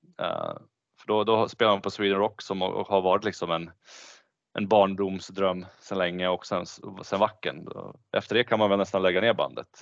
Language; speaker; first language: Swedish; early bilingual, other home language; Bosnian